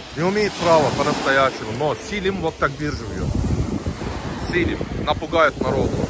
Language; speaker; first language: Russian; non-native, learner; Turkish